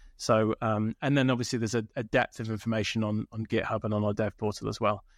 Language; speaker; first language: English; native; English